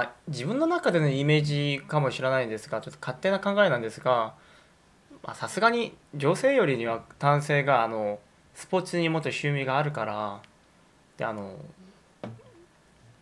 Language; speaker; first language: Japanese; non-native, fluent; Korean